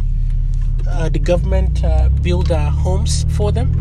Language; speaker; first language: English; non-native, local second language; Hausa